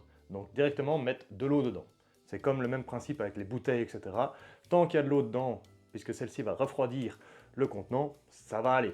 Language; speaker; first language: French; native; French